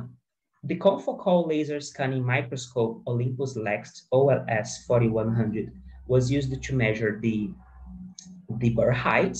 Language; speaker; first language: English; non-native, fluent; Portuguese